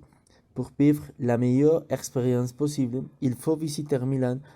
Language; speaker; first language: French; non-native, learner; Spanish